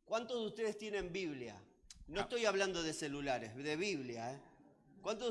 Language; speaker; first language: Spanish; native; Spanish